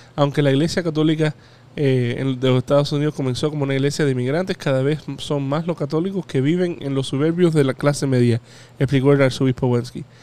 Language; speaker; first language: Spanish; native; Spanish